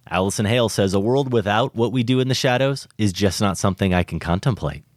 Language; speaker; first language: English; native; English